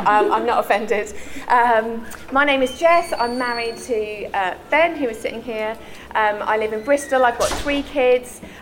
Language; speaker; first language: English; native; English